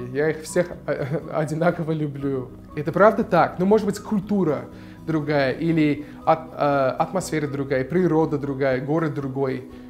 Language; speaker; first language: Russian; non-native, fluent; English